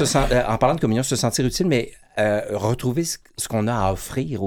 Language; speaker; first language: French; native; French